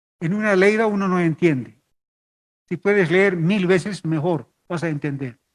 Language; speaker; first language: Spanish; non-native, local second language; Aymara